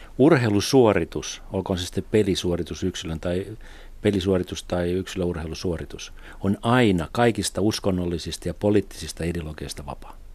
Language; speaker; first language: Finnish; native; Finnish